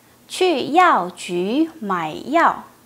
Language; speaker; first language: Chinese; non-native, fluent; Indonesian